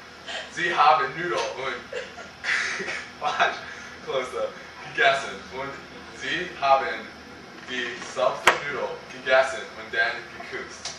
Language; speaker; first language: German; non-native, learner; English